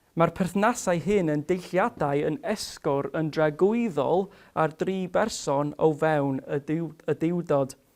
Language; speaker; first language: Welsh; non-native, fluent; English